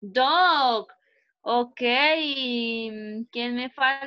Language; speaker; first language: Spanish; native; Spanish